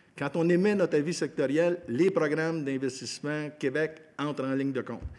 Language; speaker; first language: French; native; French